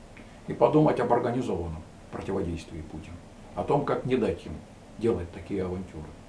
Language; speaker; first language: Russian; native; Russian